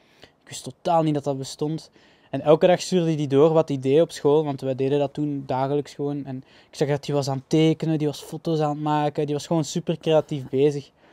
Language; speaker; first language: Dutch; native; Dutch